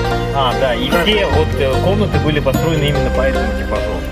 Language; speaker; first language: Russian; native; Russian